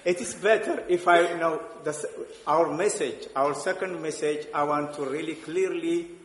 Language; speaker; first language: English; non-native, local second language; Amharic